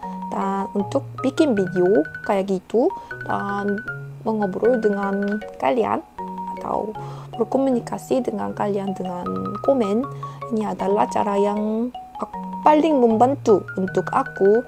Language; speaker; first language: Indonesian; non-native, fluent; Korean